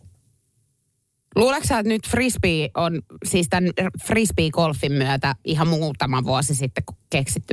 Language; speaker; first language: Finnish; native; Finnish